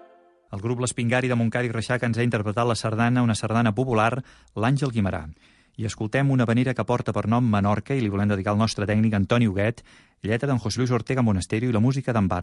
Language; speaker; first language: Catalan; native; Catalan